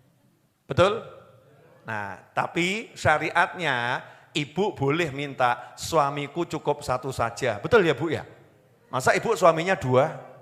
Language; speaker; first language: Indonesian; native; Indonesian